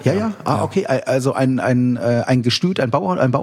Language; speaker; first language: German; native; German